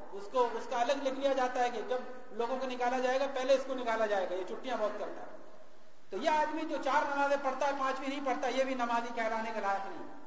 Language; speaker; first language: Urdu; native; Urdu